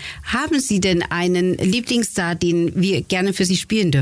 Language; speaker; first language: German; native; German